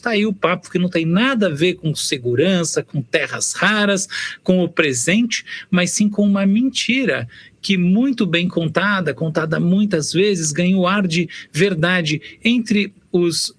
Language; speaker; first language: Portuguese; native; Portuguese